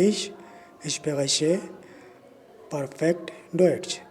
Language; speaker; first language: German; non-native, learner; Urdu